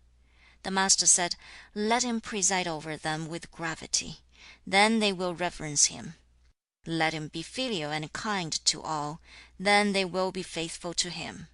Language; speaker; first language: English; non-native, fluent; Chinese